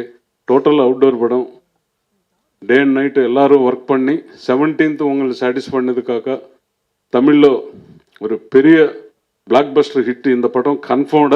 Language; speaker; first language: Tamil; non-native, learner; Telugu